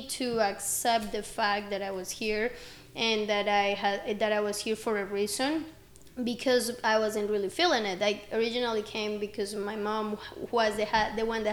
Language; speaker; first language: English; non-native, fluent; Spanish